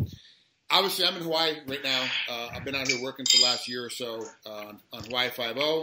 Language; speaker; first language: English; native; English